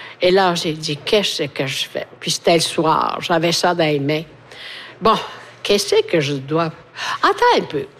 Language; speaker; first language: French; non-native, fluent; Italian